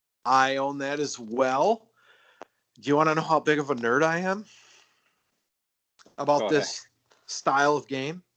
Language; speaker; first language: English; native; English